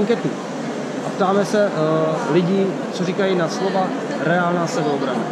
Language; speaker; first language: Czech; native; Czech